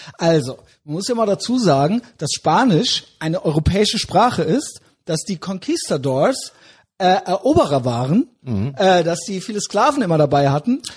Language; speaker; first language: German; native; German